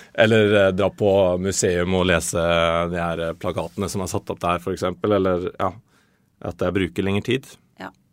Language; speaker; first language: Norwegian; early bilingual, other home language; Swedish